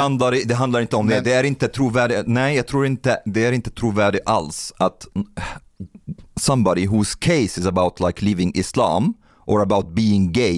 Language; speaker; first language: Swedish; non-native, fluent; Arabic